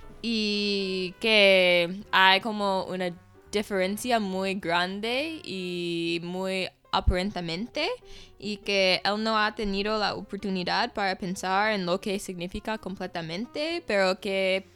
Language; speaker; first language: Spanish; non-native, fluent; English